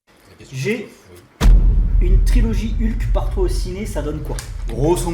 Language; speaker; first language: French; native; French